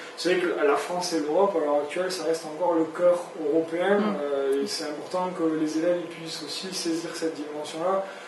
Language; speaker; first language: French; native; French